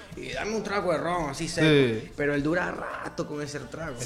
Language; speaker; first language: Spanish; native; Spanish